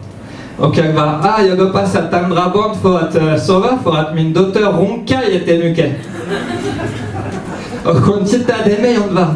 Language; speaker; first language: Swedish; non-native, fluent; French